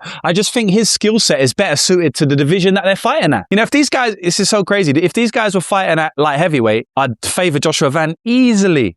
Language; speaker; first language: English; native; English